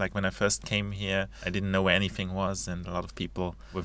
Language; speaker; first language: English; non-native, fluent; Luxembourgish